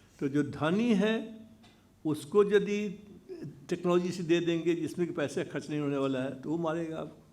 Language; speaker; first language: Hindi; native; Hindi